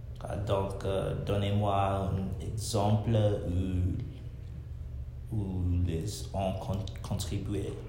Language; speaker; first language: French; non-native, learner; English